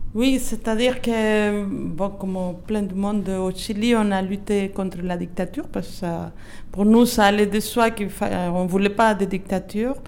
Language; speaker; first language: French; non-native, fluent; Spanish